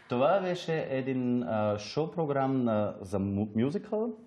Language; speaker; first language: Bulgarian; non-native, learner; German